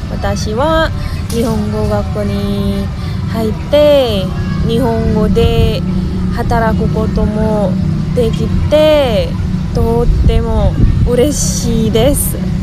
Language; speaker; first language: Japanese; non-native, learner; Indonesian